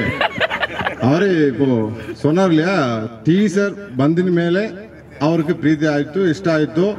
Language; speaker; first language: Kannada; non-native, learner; Tamil